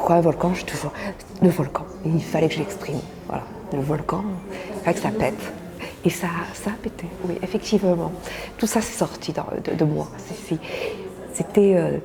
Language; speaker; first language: French; native; French